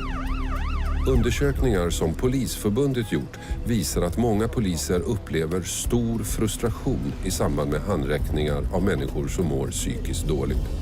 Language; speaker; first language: Swedish; native; Swedish